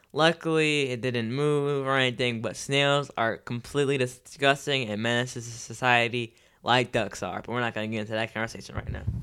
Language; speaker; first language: English; native; English